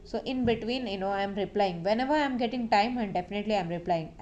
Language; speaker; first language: English; non-native, local second language; Telugu